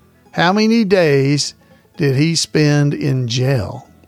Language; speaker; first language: English; native; English